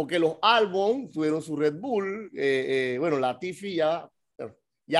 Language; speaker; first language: Spanish; native; Spanish